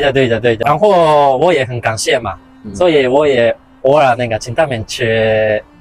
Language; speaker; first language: Chinese; non-native, fluent; Japanese